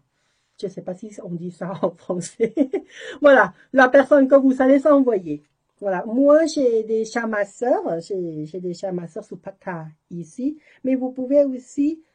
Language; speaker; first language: French; non-native, learner; Thai